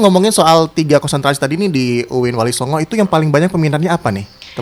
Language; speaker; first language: Indonesian; native; Indonesian